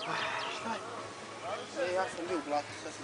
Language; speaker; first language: Croatian; native; Croatian